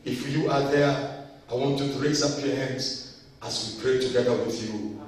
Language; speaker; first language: English; non-native, local second language; Swahili